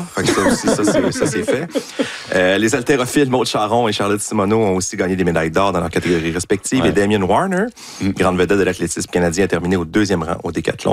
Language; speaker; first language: French; native; French